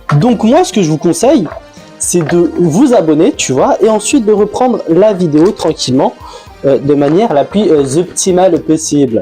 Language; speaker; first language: French; native; French